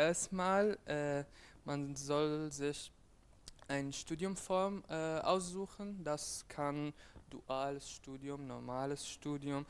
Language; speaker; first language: German; non-native, fluent; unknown